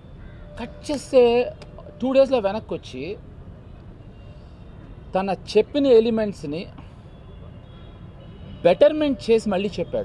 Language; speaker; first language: Telugu; native; Telugu